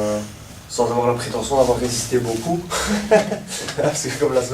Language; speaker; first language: French; native; French